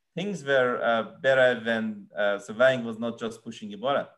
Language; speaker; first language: English; non-native, fluent; Persian